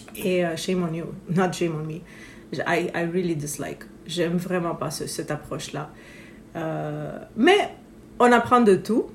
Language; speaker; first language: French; non-native, fluent; Romanian